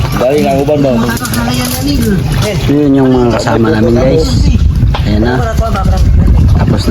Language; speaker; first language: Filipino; non-native, local second language; Cebuano